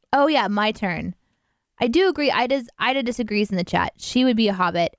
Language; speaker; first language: English; native; English